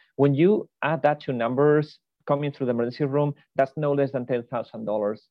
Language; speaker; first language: English; non-native, fluent; Spanish